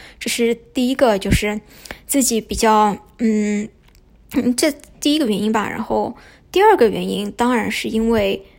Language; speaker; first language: Chinese; native; Chinese